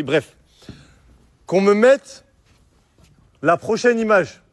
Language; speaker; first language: French; native; French